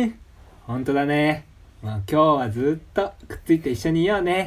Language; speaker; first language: Japanese; native; Japanese